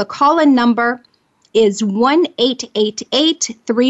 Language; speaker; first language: English; native; English